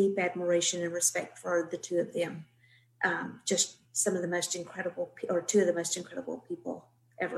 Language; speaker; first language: English; native; English